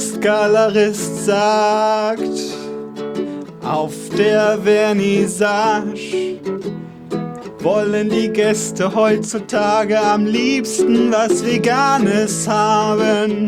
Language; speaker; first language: German; native; German